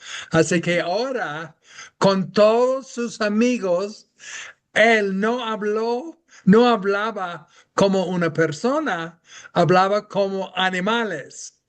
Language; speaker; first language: Spanish; non-native, fluent; English